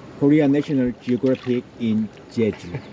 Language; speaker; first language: English; non-native, learner; Turkish